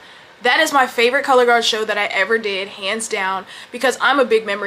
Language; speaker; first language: English; native; English